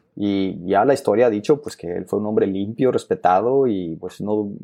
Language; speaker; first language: Spanish; native; Spanish